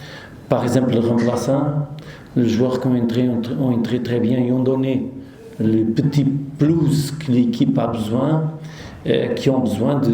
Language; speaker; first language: French; non-native, learner; Portuguese